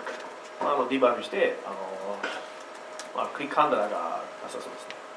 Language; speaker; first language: Japanese; non-native, learner; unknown